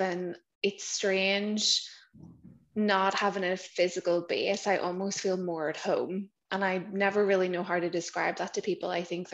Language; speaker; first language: English; native; English